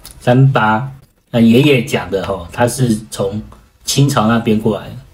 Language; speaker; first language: Chinese; native; Chinese